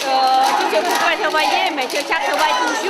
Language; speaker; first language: French; non-native, learner; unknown